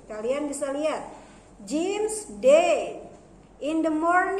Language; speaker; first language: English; non-native, learner; Indonesian